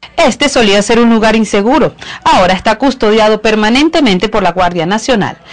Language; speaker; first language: Spanish; native; Spanish